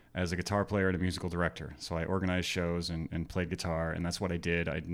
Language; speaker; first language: English; native; English